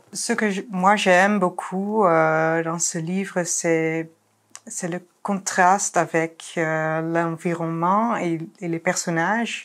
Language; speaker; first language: French; non-native, fluent; Dutch